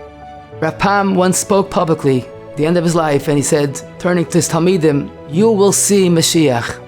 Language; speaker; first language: English; native; English